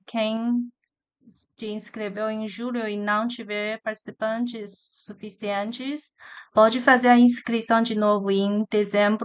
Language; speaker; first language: Portuguese; non-native, learner; Chinese